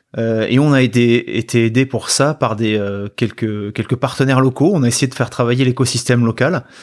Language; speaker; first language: French; native; French